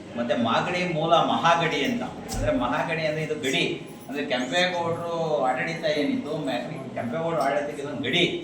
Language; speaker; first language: Kannada; native; Kannada